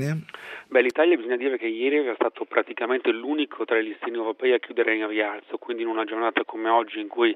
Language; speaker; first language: Italian; native; Italian